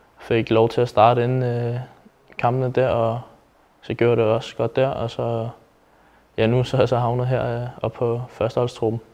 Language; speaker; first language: Danish; native; Danish